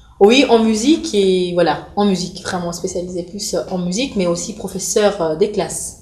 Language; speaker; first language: French; non-native, local second language; Lingala